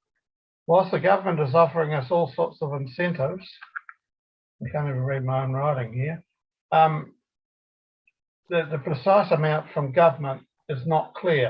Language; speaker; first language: English; native; English